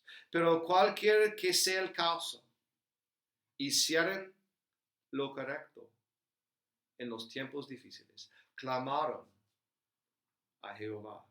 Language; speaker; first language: Spanish; non-native, fluent; English